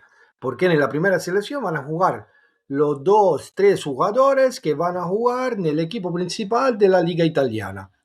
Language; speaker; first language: Spanish; non-native, fluent; Italian